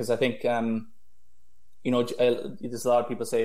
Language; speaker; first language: English; native; English